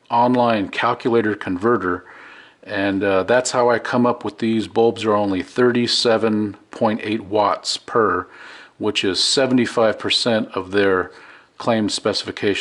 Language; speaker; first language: English; native; English